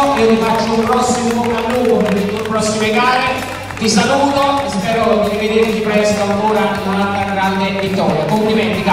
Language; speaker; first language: Italian; native; Italian